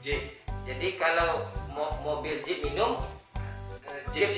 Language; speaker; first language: Indonesian; non-native, local second language; Minangkabau